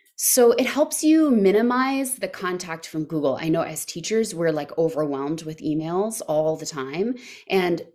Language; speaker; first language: English; native; English